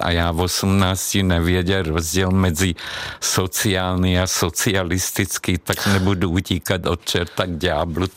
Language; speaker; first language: Czech; non-native, fluent; Hungarian